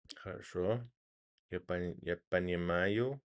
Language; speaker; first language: Russian; non-native, learner; English